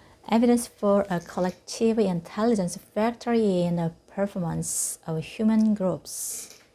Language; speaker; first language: English; non-native, fluent; Korean